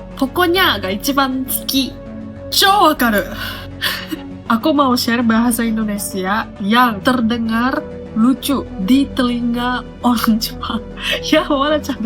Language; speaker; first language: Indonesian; non-native, fluent; Japanese